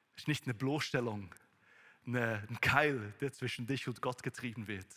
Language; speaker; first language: German; native; German